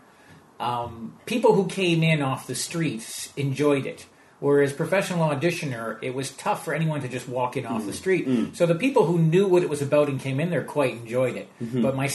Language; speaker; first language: English; native; English